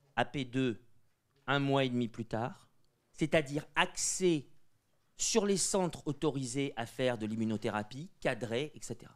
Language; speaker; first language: French; native; French